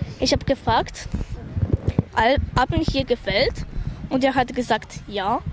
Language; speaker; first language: German; non-native, learner; Polish